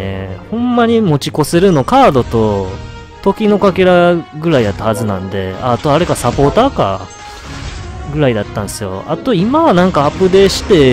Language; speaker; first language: Japanese; native; Japanese